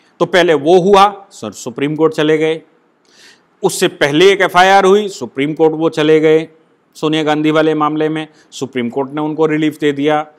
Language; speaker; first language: Hindi; native; Hindi